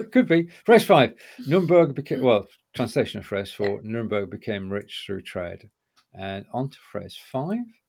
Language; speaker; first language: English; native; English